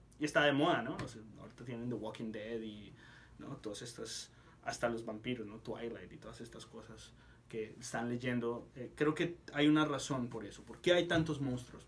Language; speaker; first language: Spanish; native; Spanish